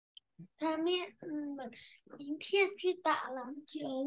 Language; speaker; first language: Chinese; non-native, learner; Vietnamese